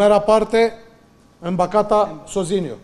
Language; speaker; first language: Portuguese; non-native, learner; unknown